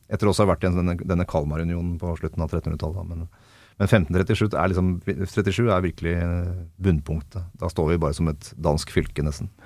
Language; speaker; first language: Norwegian; native; Norwegian